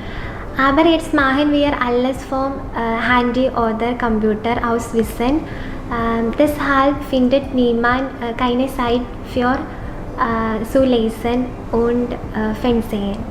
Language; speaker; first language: German; non-native, learner; Malayalam